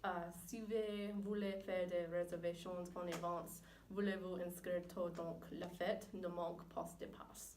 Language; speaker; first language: French; non-native, learner; English